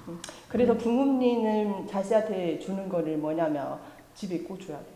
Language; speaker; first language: Korean; non-native, fluent; Chinese